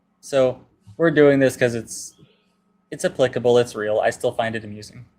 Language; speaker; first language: English; native; English